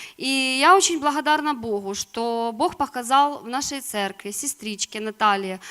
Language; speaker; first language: Russian; native; Russian